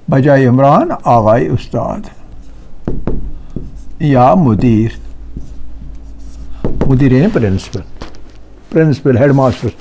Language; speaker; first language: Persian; non-native, fluent; Urdu